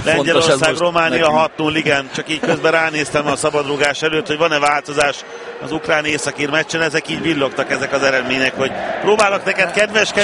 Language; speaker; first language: Hungarian; native; Hungarian